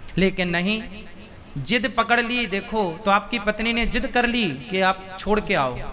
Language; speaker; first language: Hindi; native; Hindi